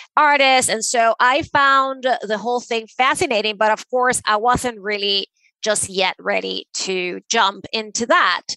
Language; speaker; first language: English; non-native, fluent; Spanish